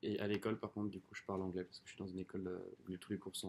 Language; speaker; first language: French; native; French